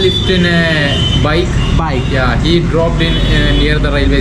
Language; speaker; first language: English; non-native, local second language; Malayalam